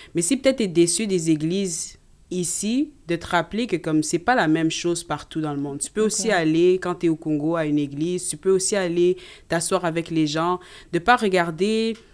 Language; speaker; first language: French; native; French